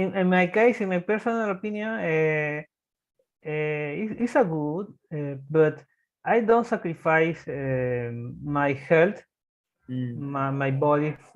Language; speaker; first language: English; non-native, learner; Spanish